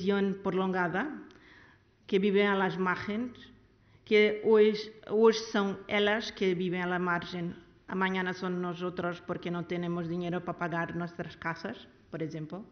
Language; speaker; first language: Spanish; non-native, learner; Portuguese